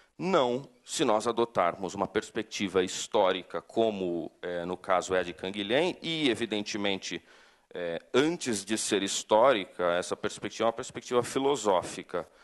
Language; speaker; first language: Portuguese; native; Portuguese